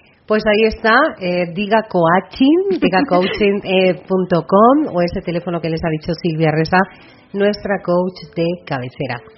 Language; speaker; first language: Spanish; native; Spanish